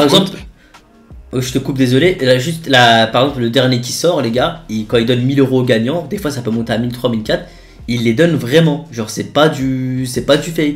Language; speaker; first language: French; native; French